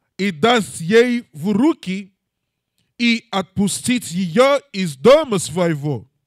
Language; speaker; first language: Russian; non-native, learner; English